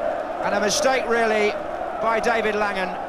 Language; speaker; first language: English; native; English